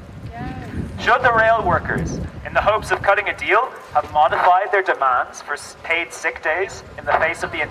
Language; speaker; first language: English; native; English